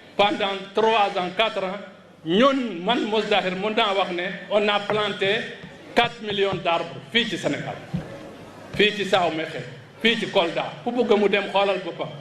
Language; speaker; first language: Wolof; non-native, local second language; Fula